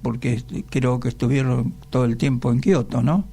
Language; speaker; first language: Spanish; native; Spanish